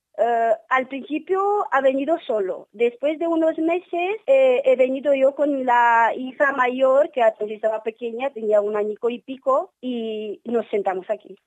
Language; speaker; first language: Spanish; non-native, learner; Romanian